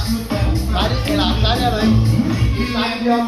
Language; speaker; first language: Danish; native; Danish